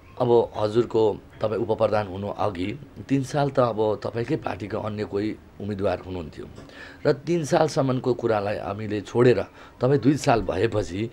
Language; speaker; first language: Nepali; native; Nepali